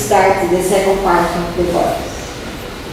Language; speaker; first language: English; non-native, fluent; Portuguese